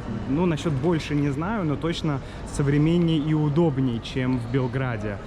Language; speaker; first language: Russian; native; Russian